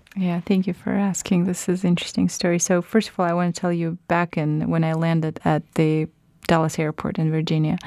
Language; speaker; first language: English; non-native, fluent; Russian